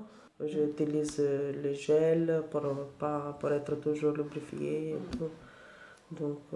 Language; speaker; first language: French; non-native, learner; Albanian